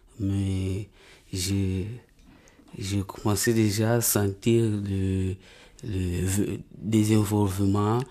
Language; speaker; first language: French; non-native, learner; Portuguese